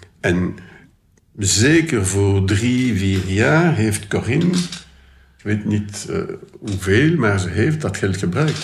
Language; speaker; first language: Dutch; non-native, local second language; French